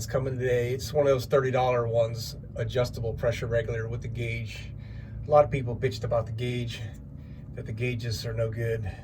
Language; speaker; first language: English; native; English